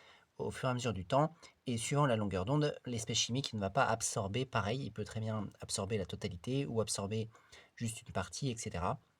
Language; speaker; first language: French; native; French